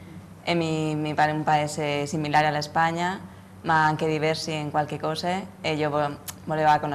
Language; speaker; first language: Italian; non-native, learner; Spanish